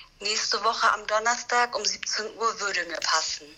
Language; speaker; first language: German; non-native, learner; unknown